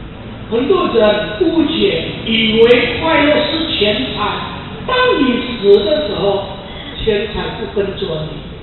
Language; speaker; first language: Chinese; early bilingual, heritage; Chinese